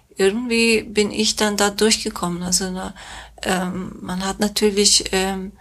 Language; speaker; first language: German; non-native, fluent; Persian